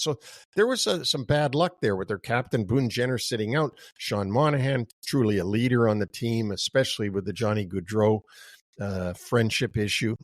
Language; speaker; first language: English; native; English